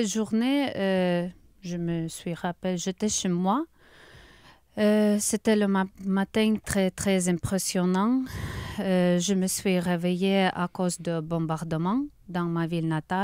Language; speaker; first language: French; non-native, learner; Ukrainian